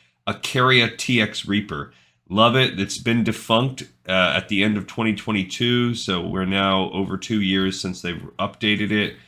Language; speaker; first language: English; native; English